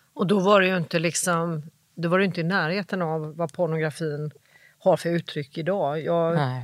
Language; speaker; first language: Swedish; native; Swedish